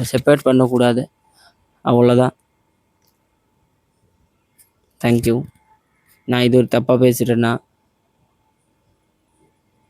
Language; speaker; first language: Tamil; non-native, learner; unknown